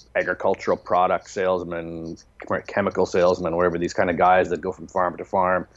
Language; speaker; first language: English; native; English